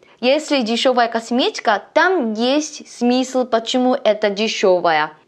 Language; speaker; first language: Russian; non-native, learner; Korean